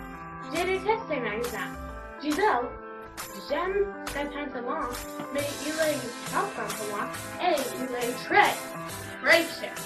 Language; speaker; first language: French; non-native, learner; English